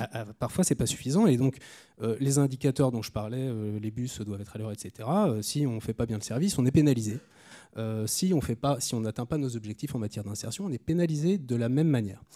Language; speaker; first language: French; native; French